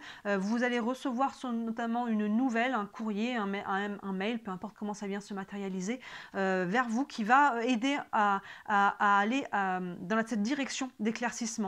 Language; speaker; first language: French; native; French